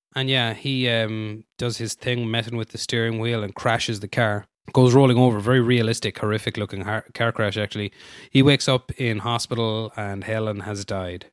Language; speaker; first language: English; native; English